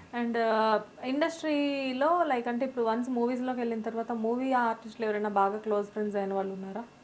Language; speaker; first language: Telugu; native; Telugu